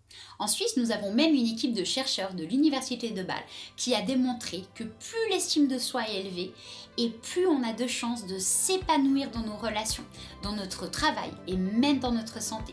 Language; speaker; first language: French; native; French